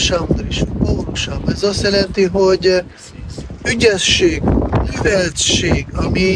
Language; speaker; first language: Hungarian; non-native, fluent; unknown